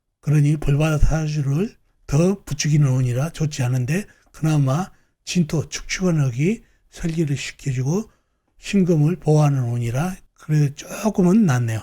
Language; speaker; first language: Korean; native; Korean